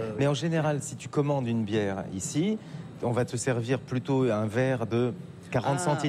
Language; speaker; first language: French; native; French